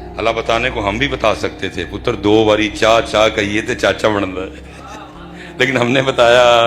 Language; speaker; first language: Urdu; non-native, local second language; Punjabi